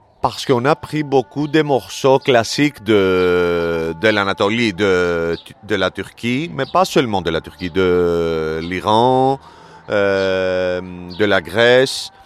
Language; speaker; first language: French; non-native, learner; Greek